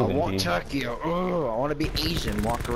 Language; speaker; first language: English; native; English